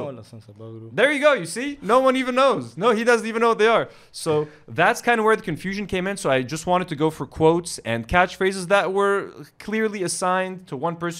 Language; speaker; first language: English; non-native, local second language; Arabic